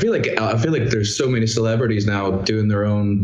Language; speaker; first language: English; native; English